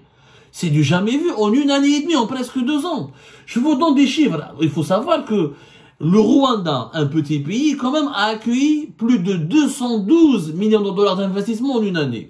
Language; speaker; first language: French; non-native, local second language; Arabic